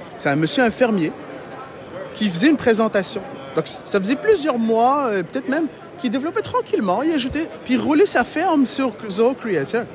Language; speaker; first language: French; non-native, local second language; Arabic